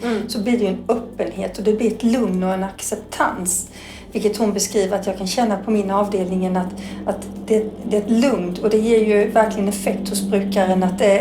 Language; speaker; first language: Swedish; native; Swedish